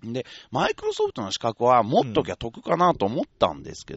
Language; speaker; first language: Japanese; native; Japanese